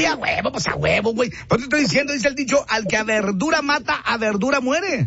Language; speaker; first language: Spanish; native; Spanish